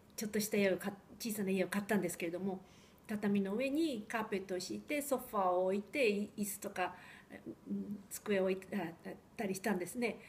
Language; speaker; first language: Japanese; early bilingual, heritage; Japanese